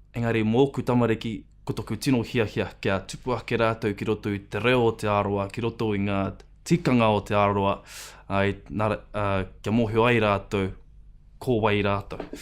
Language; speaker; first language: Māori; non-native, local second language; English